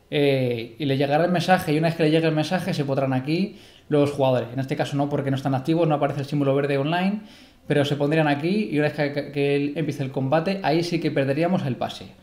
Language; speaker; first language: Spanish; native; Spanish